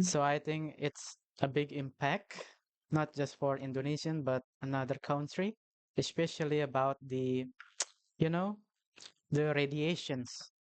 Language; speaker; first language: English; non-native, learner; Indonesian